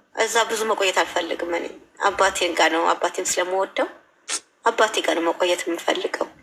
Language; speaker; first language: Amharic; native; Amharic